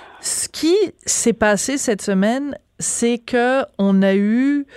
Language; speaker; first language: French; native; French